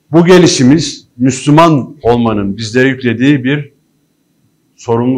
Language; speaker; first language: Turkish; native; Turkish